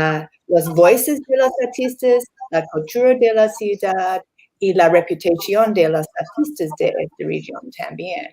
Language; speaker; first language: Spanish; non-native, learner; English